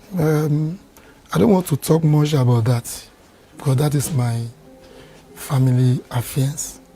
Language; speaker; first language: English; non-native, local second language; Yoruba